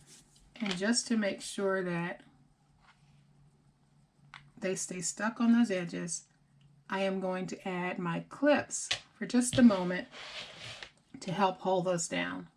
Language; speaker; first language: English; native; English